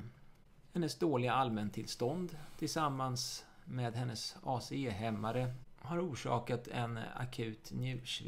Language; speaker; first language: Swedish; native; Swedish